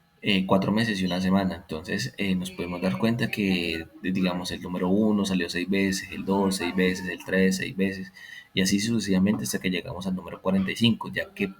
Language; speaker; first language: Spanish; native; Spanish